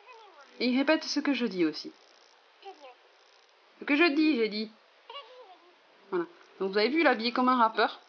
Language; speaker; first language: French; native; French